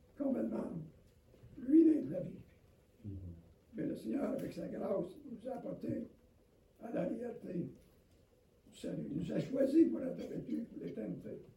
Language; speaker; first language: French; non-native, local second language; English